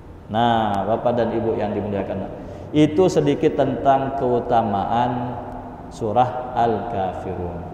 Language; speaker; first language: Indonesian; native; Indonesian